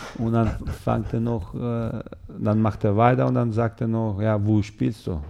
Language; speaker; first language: German; non-native, fluent; Albanian